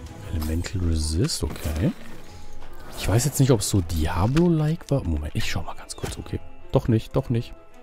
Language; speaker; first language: German; native; German